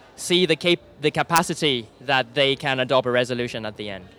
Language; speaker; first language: English; non-native, fluent; Thai